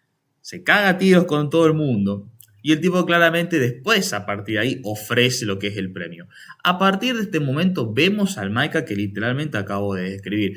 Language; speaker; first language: Spanish; native; Spanish